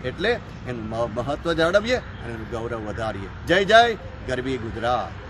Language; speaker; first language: Gujarati; native; Gujarati